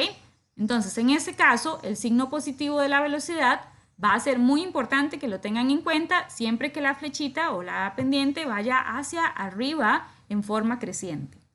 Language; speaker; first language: Spanish; native; Spanish